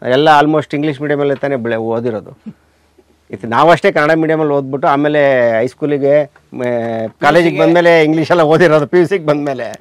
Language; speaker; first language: Kannada; native; Kannada